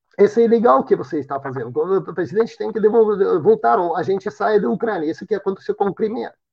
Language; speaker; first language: Portuguese; non-native, fluent; Russian